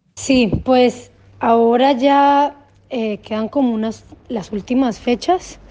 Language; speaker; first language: Spanish; native; Spanish